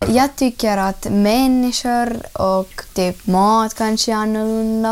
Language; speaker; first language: Swedish; early bilingual, other home language; Ukrainian